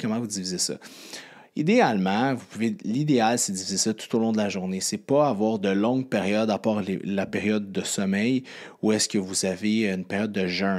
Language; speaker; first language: French; native; French